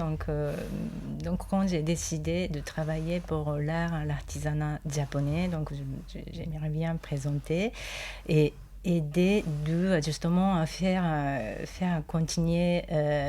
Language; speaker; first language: French; non-native, fluent; Japanese